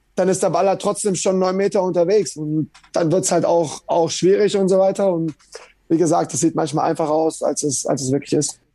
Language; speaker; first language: German; native; German